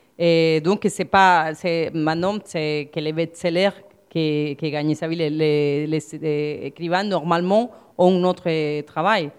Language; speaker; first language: French; non-native, fluent; Spanish